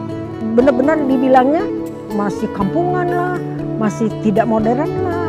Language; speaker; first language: Indonesian; native; Indonesian